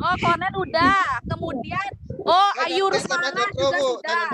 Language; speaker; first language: Indonesian; native; Indonesian